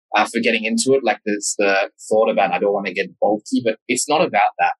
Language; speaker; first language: English; native; English